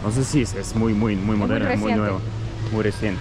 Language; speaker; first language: Spanish; non-native, fluent; German